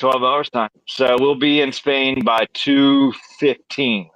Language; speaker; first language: English; native; English